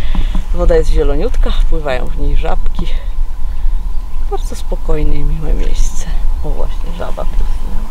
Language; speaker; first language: Polish; native; Polish